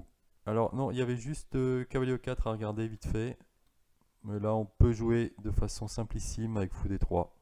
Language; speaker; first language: French; native; French